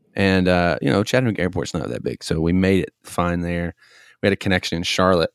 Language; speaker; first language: English; native; English